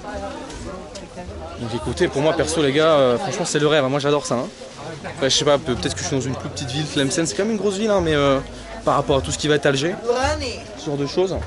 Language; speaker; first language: French; native; French